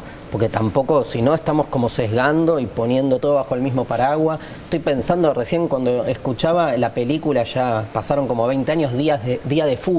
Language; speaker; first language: Spanish; native; Spanish